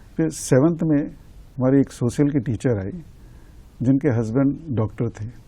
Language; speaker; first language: Hindi; native; Hindi